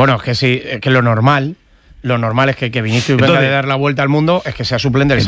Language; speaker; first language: Spanish; native; Spanish